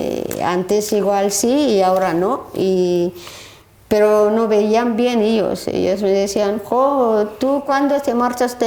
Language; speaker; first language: Spanish; non-native, learner; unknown